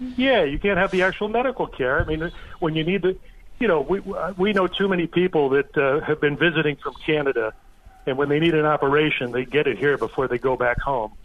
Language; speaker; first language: English; native; English